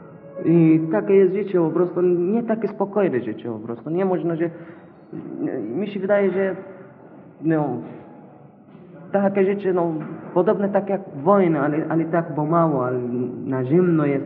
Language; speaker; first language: Polish; non-native, learner; Arabic